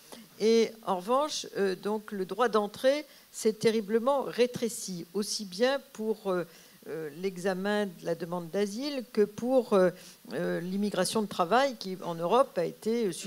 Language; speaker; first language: French; native; French